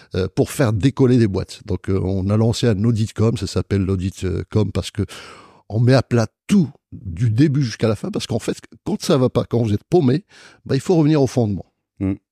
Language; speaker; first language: French; non-native, local second language; Arabic